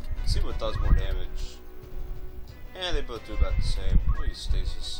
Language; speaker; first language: English; native; English